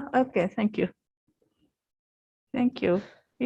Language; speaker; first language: English; non-native, learner; Japanese